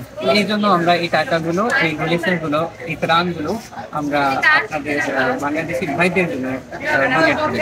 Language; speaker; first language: Bangla; non-native, fluent; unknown